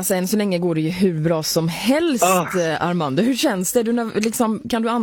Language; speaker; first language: Swedish; native; Swedish